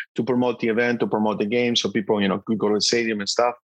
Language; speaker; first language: English; non-native, fluent; Spanish